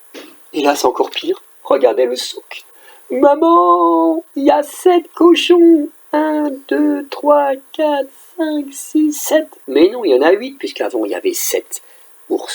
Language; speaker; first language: French; native; French